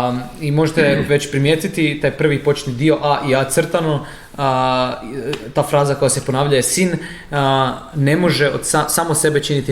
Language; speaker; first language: Croatian; native; Croatian